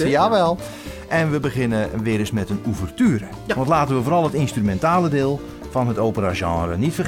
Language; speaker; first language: Dutch; native; Dutch